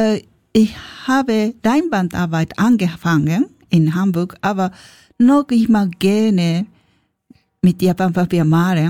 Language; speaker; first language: German; non-native, learner; Japanese